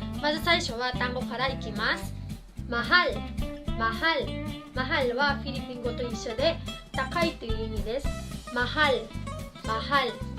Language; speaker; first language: Japanese; non-native, fluent; Filipino